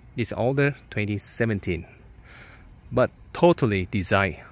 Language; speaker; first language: English; non-native, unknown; Vietnamese